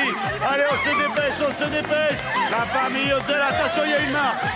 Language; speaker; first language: French; native; French